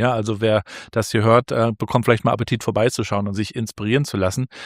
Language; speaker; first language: German; native; German